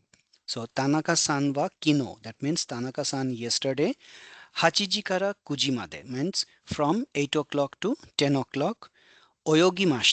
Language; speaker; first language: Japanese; non-native, fluent; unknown